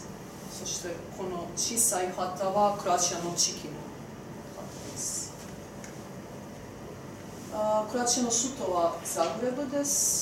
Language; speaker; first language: Japanese; non-native, learner; Croatian